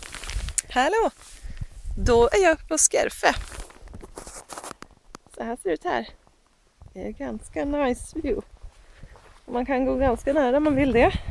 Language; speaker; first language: Swedish; native; Swedish